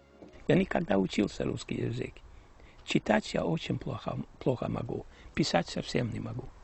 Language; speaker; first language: Russian; early bilingual, heritage; Russian